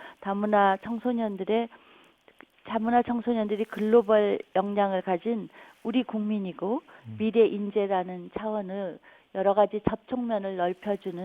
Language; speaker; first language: Korean; native; Korean